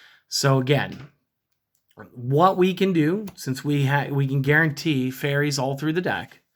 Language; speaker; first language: English; native; English